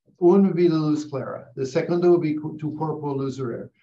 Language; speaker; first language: English; native; English